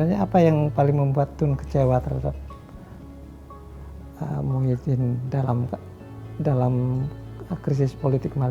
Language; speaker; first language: Indonesian; native; Indonesian